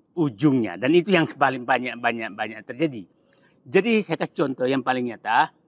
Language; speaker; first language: Indonesian; non-native, local second language; Buginese